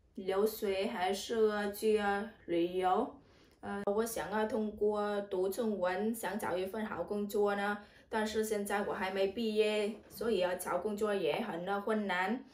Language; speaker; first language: Chinese; non-native, learner; Vietnamese